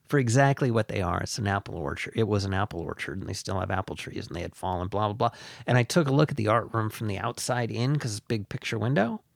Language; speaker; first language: English; native; English